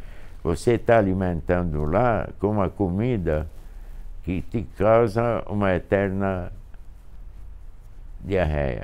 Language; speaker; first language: Portuguese; non-native, fluent; Hungarian